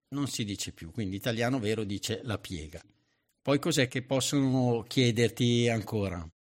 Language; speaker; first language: Italian; native; Italian